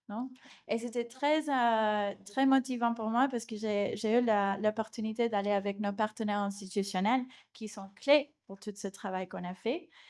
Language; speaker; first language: French; non-native, fluent; Spanish